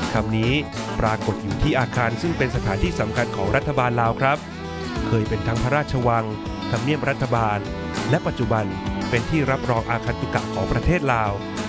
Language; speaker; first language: Thai; native; Thai